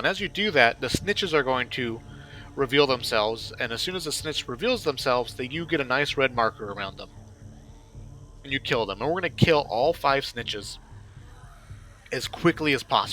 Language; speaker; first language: English; native; English